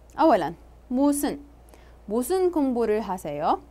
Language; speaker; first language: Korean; non-native, fluent; Arabic